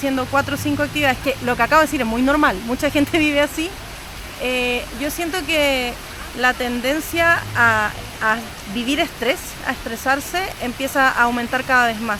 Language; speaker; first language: Spanish; native; Spanish